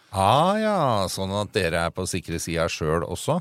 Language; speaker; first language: Norwegian; native; Norwegian